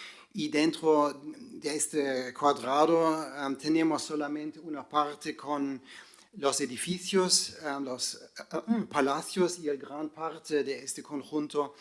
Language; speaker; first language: Spanish; non-native, fluent; German